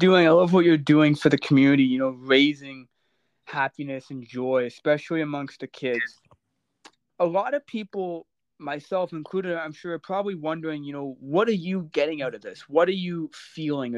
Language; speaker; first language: English; native; English